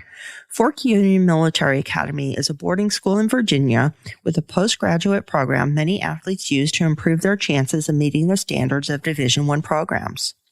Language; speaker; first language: English; native; English